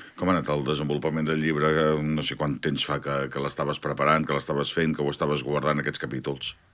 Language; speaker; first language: Catalan; native; Catalan